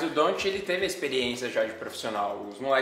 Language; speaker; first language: Portuguese; native; Portuguese